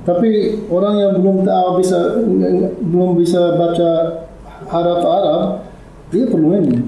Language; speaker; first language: Indonesian; non-native, learner; English